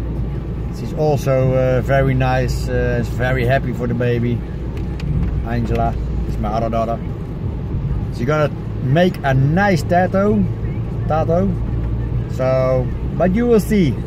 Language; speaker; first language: English; non-native, learner; Dutch